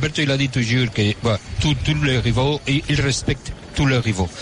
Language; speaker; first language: French; non-native, fluent; Spanish